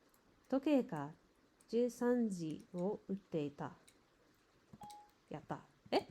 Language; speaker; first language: Japanese; non-native, learner; English